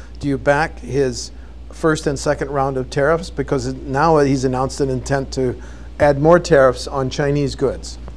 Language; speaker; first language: English; native; English